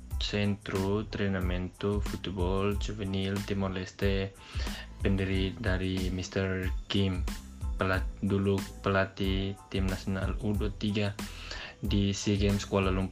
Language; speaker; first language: Indonesian; non-native, local second language; Tetum